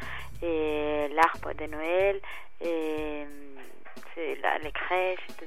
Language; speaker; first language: French; non-native, fluent; Spanish